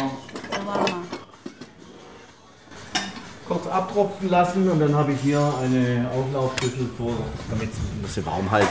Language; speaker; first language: German; native; German